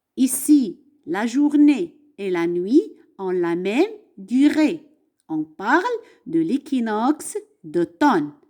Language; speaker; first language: French; non-native, local second language; Arabic